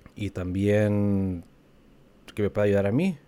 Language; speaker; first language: Spanish; early bilingual, heritage; Spanish